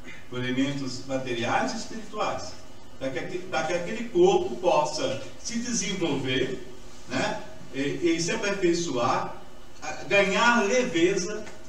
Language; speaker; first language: Portuguese; native; Portuguese